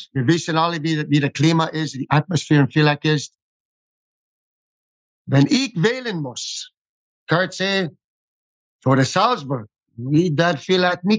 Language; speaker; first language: German; non-native, fluent; English